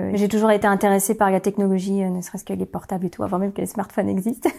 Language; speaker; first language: French; native; French